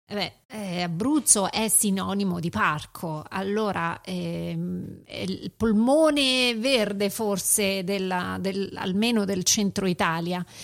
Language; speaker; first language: Italian; native; Italian